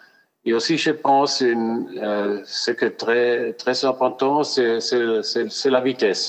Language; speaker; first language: French; non-native, fluent; German